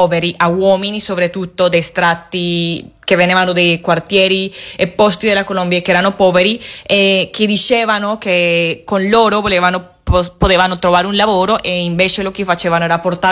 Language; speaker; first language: Italian; non-native, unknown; Spanish